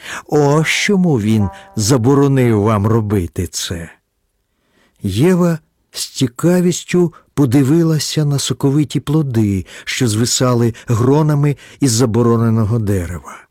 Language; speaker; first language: Ukrainian; native; Ukrainian